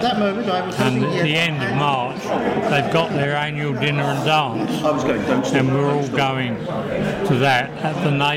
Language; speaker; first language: English; native; English